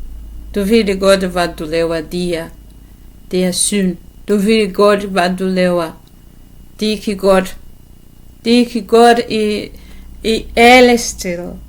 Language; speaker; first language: Danish; non-native, learner; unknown